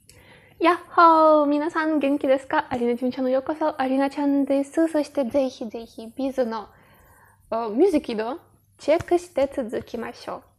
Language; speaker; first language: Japanese; non-native, learner; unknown